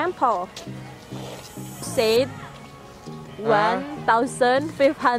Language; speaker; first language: English; non-native, learner; Indonesian